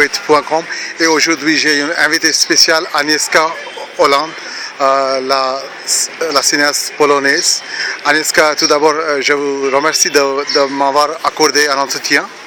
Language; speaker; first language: French; non-native, fluent; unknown